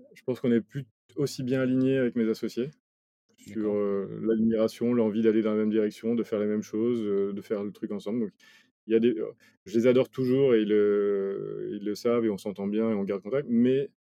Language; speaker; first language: French; native; French